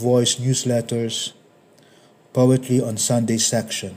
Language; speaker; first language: English; non-native, local second language; Filipino